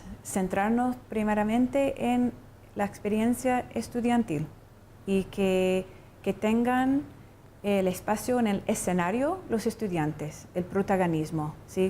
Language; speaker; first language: Spanish; non-native, fluent; English